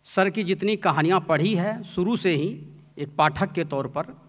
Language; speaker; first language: Hindi; native; Hindi